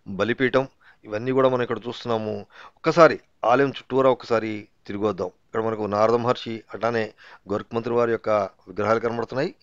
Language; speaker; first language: Telugu; native; Telugu